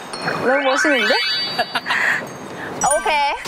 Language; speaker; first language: Korean; non-native, fluent; Chinese